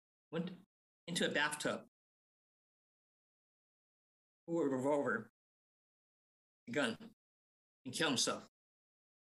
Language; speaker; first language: English; native; English